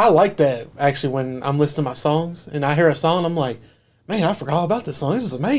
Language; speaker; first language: English; native; English